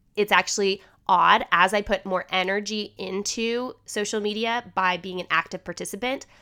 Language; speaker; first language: English; native; English